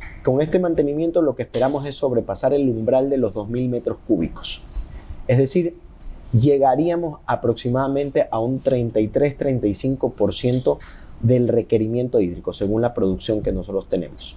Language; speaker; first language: Spanish; native; Spanish